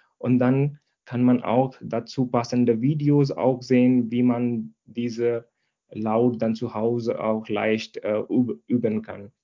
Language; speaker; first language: German; non-native, fluent; Hindi